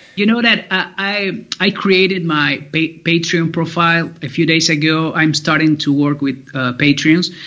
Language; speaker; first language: English; non-native, fluent; Spanish